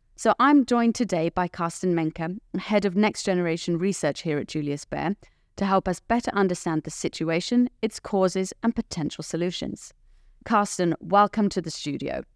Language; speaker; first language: English; native; English